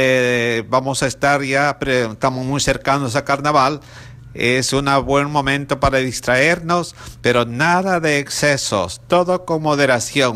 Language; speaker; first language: Spanish; native; Spanish